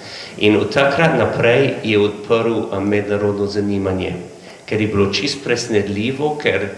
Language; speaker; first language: Slovenian; non-native, learner; English